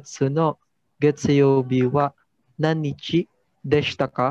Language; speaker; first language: Japanese; non-native, learner; Filipino